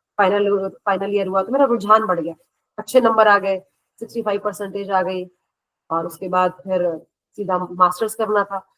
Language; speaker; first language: Hindi; native; Hindi